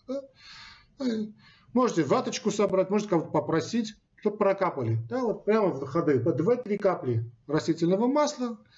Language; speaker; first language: Russian; non-native, local second language; Armenian